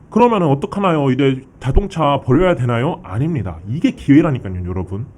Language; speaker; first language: Korean; early bilingual, heritage; Korean